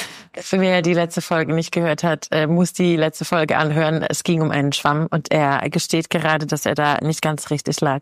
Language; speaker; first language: German; native; German